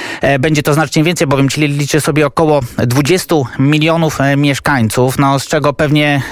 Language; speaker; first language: Polish; native; Polish